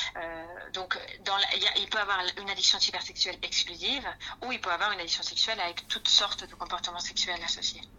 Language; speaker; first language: French; non-native, fluent; Spanish